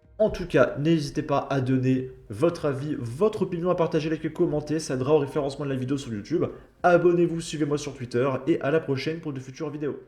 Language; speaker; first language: French; native; French